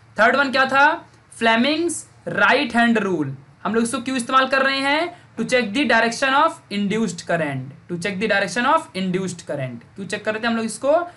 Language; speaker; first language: Hindi; native; Hindi